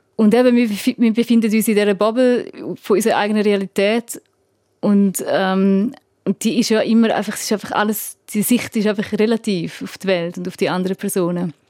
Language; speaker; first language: German; native; German